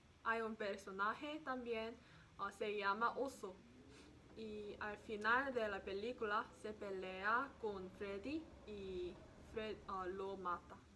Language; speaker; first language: Spanish; non-native, learner; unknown